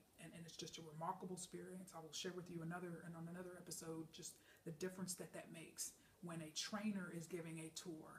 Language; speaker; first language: English; native; English